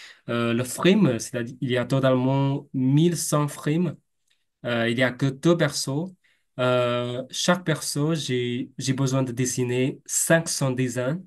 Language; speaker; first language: French; non-native, fluent; Chinese